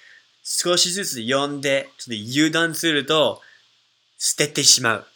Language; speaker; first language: Japanese; non-native, fluent; English